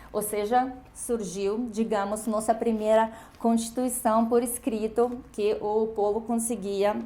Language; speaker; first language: Portuguese; non-native, fluent; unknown